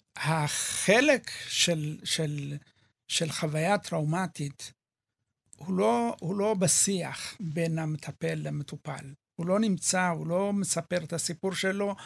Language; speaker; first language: Hebrew; early bilingual, other home language; Amharic